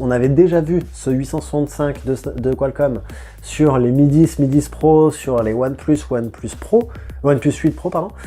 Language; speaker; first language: French; native; French